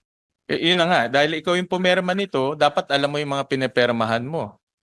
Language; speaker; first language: Filipino; native; Filipino